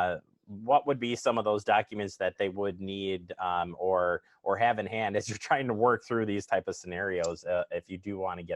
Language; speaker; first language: English; native; English